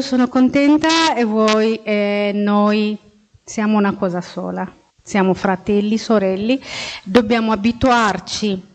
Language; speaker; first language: Italian; non-native, fluent; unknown